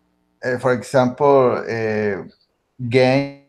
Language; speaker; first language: English; non-native, learner; Spanish